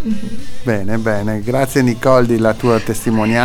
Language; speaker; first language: Italian; native; Italian